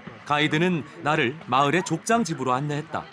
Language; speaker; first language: Korean; native; Korean